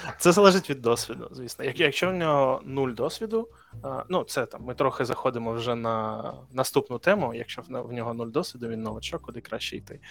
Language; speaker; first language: Ukrainian; native; Ukrainian